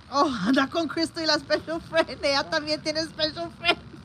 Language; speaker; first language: Spanish; early bilingual, heritage; Spanish